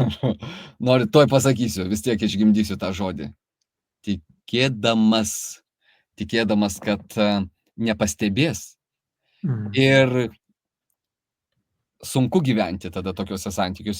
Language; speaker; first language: Lithuanian; native; Lithuanian